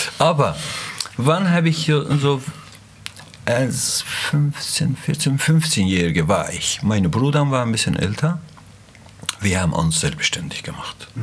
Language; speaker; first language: German; non-native, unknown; Azerbaijani